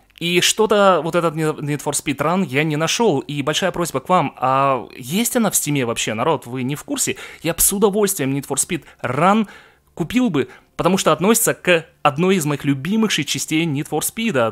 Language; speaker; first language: Russian; native; Russian